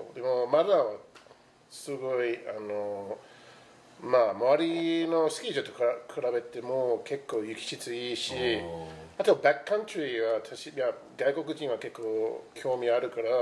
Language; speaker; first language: Japanese; non-native, fluent; English